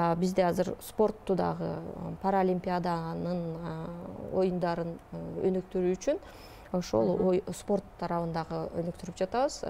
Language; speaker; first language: Kyrgyz; native; Kyrgyz